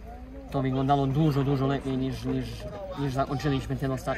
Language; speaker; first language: Polish; non-native, fluent; Serbian